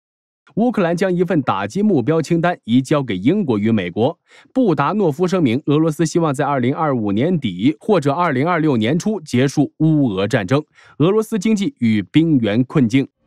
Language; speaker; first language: Chinese; native; Chinese